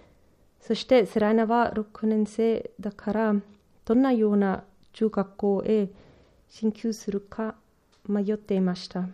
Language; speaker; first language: Japanese; non-native, learner; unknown